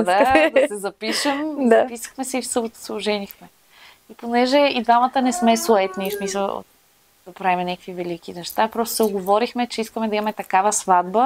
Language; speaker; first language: Bulgarian; native; Bulgarian